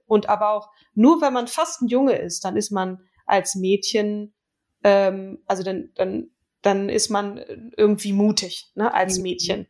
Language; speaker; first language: German; native; German